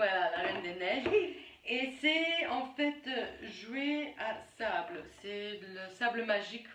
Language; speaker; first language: French; native; French